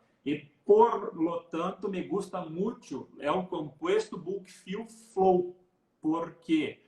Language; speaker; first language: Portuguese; non-native, learner; Spanish